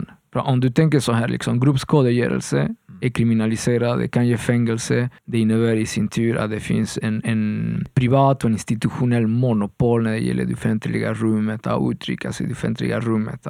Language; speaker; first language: Swedish; non-native, fluent; Spanish